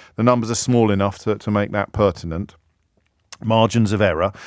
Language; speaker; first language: English; native; English